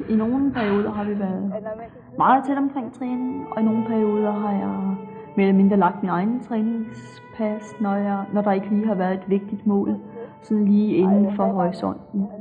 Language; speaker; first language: Danish; native; Danish